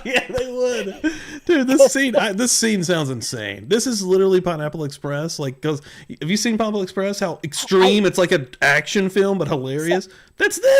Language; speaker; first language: English; native; English